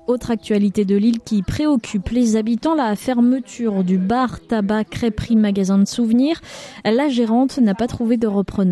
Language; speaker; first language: French; native; French